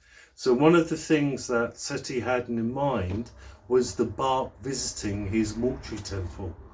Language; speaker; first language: English; native; English